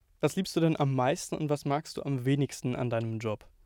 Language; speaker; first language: German; native; German